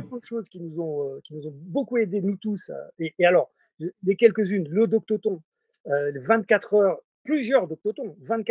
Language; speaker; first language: French; native; French